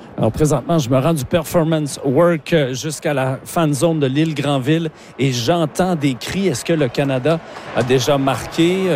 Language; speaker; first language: French; native; French